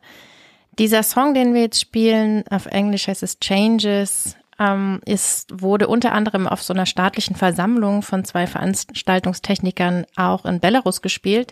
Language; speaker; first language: German; native; German